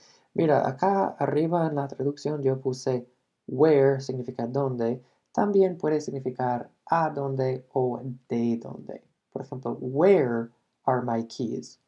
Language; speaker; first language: Spanish; non-native, fluent; English